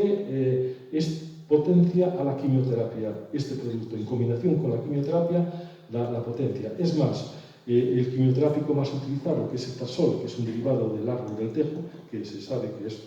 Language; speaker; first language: Spanish; native; Spanish